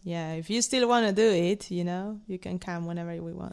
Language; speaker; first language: English; non-native, fluent; Spanish